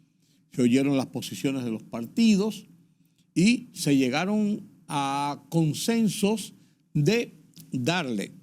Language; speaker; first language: Spanish; native; Spanish